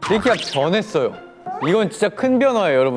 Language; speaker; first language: Korean; native; Korean